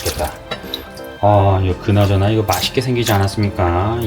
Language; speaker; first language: Korean; native; Korean